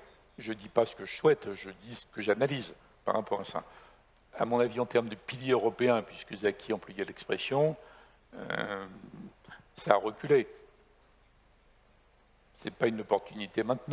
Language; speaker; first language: French; native; French